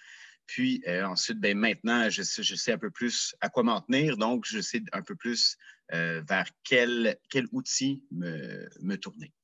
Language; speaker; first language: French; native; French